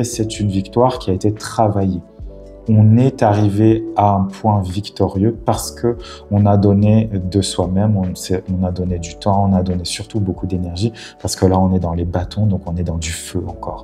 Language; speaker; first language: French; native; French